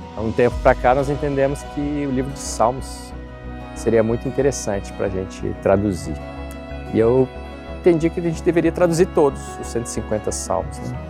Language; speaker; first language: Portuguese; native; Portuguese